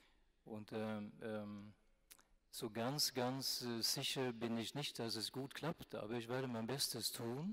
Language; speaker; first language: German; non-native, fluent; Swedish